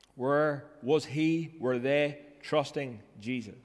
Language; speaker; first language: English; native; English